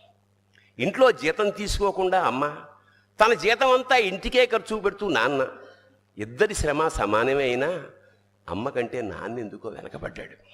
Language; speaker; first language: Telugu; native; Telugu